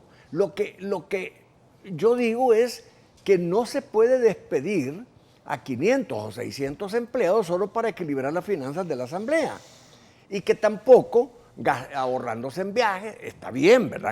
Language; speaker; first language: Spanish; native; Spanish